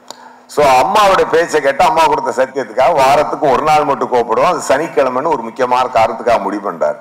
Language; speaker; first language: Tamil; native; Tamil